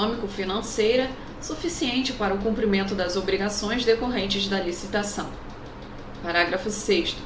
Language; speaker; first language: Portuguese; native; Portuguese